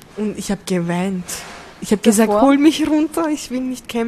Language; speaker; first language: German; early bilingual, other home language; Turkish